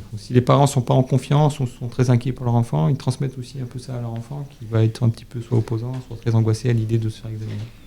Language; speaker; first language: French; native; French